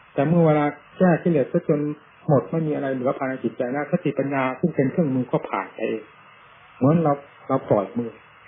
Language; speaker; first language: Thai; native; Thai